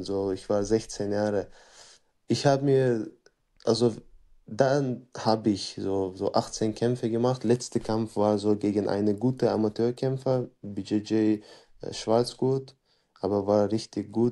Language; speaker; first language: German; non-native, fluent; Chechen